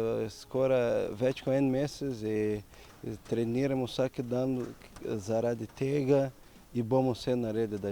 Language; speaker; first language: Slovenian; non-native, learner; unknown